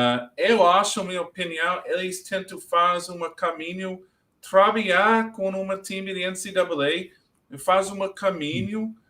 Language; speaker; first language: Portuguese; non-native, learner; English